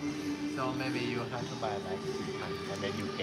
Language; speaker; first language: English; non-native, learner; Thai